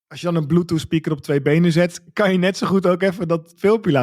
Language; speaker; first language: Dutch; native; Dutch